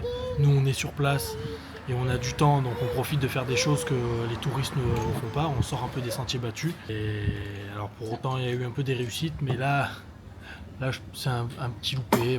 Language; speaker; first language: French; native; French